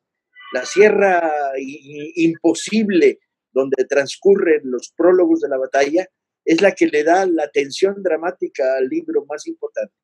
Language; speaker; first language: Spanish; native; Spanish